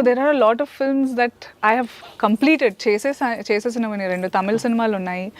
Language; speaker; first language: Telugu; native; Telugu